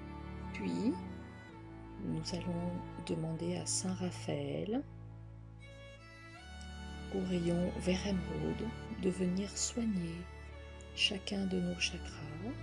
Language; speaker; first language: French; native; French